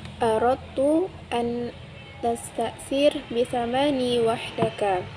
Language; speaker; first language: Arabic; non-native, learner; Indonesian